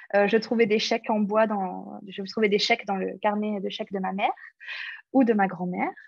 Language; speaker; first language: French; early bilingual, other home language; English